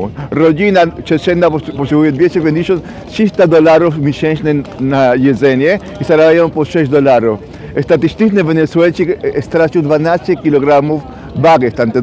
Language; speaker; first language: Polish; non-native, fluent; Spanish